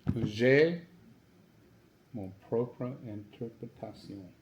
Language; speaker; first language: French; non-native, learner; English